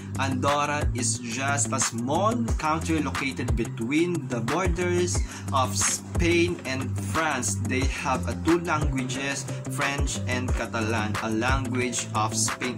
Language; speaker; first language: English; non-native, local second language; Filipino